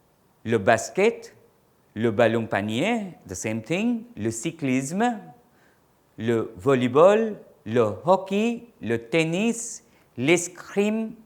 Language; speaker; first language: French; non-native, fluent; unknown